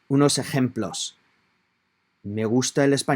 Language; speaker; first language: Spanish; non-native, fluent; English